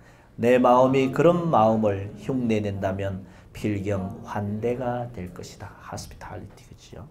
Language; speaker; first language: Korean; native; Korean